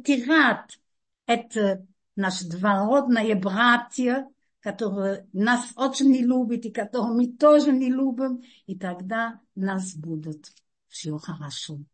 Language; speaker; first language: Russian; non-native, fluent; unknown